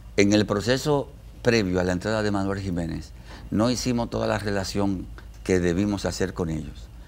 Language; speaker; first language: Spanish; native; Spanish